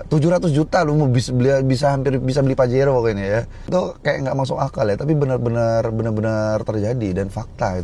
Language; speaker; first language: Indonesian; native; Indonesian